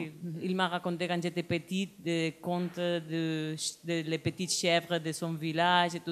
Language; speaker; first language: French; non-native, learner; Spanish